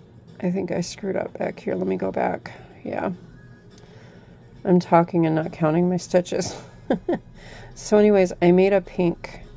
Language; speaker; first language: English; native; English